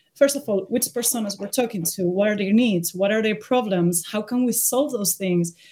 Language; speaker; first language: English; non-native, fluent; Spanish